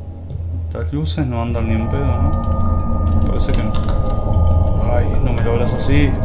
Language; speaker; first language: Spanish; native; Spanish